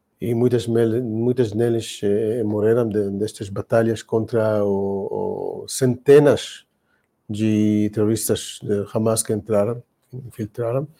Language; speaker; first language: Portuguese; non-native, learner; Hebrew